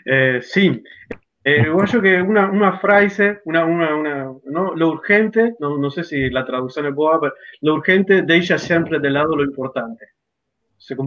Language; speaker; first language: Portuguese; non-native, learner; Spanish